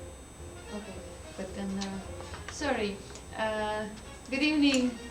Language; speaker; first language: English; non-native, fluent; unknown